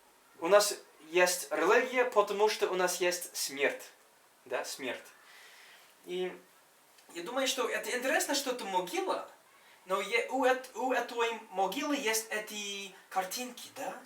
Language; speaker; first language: Russian; non-native, fluent; English